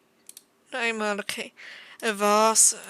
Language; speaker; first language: German; native; German